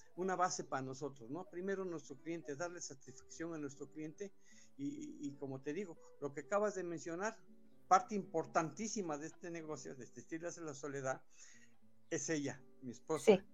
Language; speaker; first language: Spanish; native; Spanish